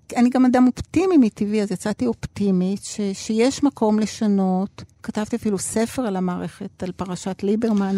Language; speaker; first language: Hebrew; early bilingual, other home language; Spanish